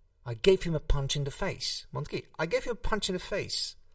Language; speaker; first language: English; non-native, fluent; Hungarian